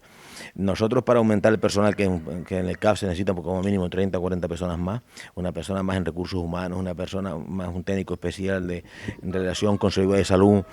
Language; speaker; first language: Spanish; native; Spanish